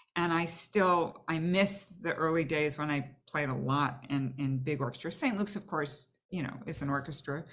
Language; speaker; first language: English; native; English